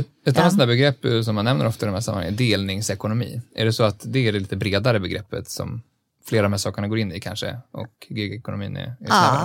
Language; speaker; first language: Swedish; native; Swedish